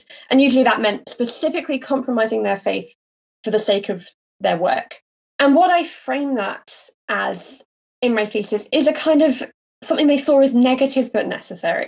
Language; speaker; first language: English; native; English